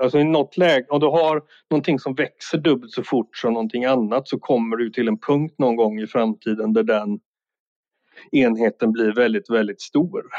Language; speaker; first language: Swedish; native; Swedish